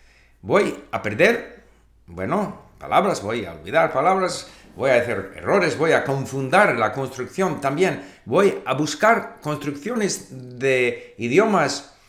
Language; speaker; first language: Spanish; non-native, fluent; English